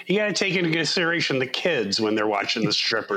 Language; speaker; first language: English; native; English